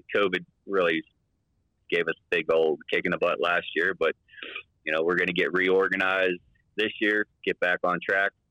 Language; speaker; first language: English; native; English